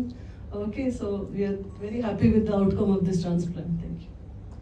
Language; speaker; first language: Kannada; non-native, fluent; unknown